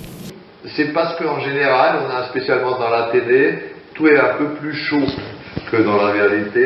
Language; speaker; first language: French; non-native, fluent; German